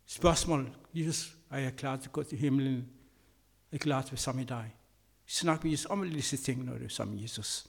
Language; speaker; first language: Danish; non-native, learner; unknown